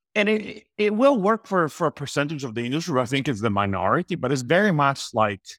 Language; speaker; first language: English; non-native, fluent; Italian